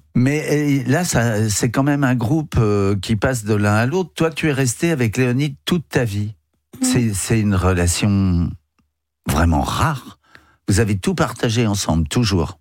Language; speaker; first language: French; native; French